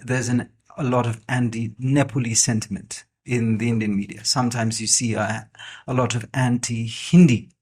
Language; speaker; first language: English; non-native, local second language; Nepali